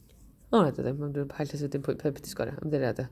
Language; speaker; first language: Welsh; native; Welsh